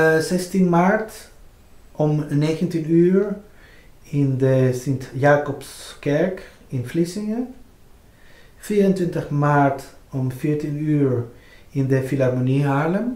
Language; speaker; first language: Dutch; non-native, fluent; Spanish